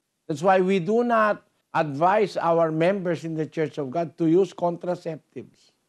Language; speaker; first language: English; non-native, local second language; Filipino